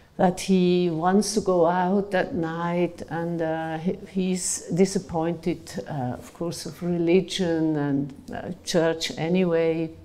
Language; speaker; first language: English; non-native, fluent; German